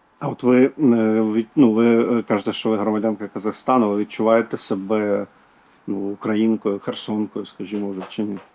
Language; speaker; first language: Ukrainian; native; Ukrainian